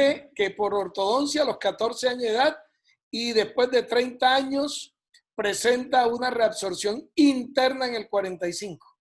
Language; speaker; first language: Spanish; native; Spanish